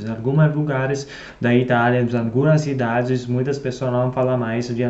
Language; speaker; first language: Portuguese; non-native, fluent; Italian